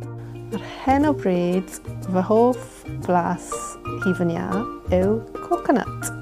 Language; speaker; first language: Welsh; non-native, local second language; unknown